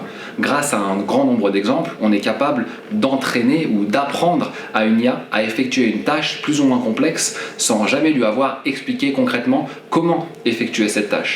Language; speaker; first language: French; native; French